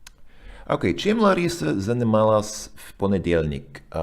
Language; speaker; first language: Russian; non-native, fluent; English